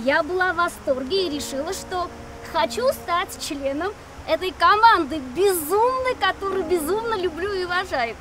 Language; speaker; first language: Russian; non-native, fluent; Armenian